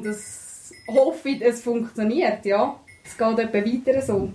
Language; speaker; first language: German; native; German